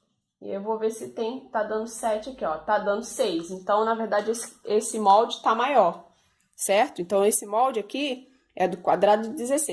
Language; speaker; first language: Portuguese; native; Portuguese